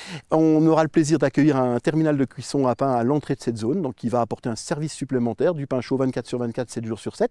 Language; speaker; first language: French; native; French